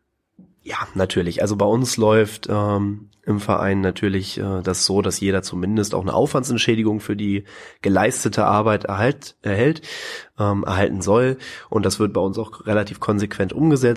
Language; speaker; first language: German; native; German